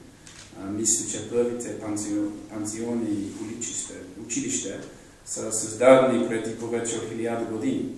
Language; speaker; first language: Bulgarian; non-native, fluent; English